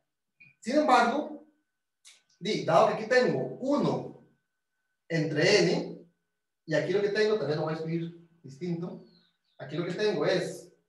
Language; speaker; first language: Spanish; native; Spanish